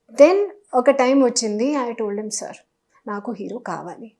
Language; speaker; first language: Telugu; non-native, learner; Hindi